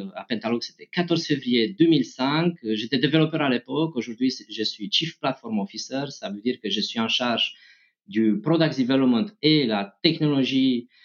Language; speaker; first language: French; non-native, fluent; Romanian